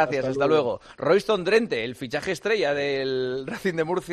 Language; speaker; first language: Spanish; native; Spanish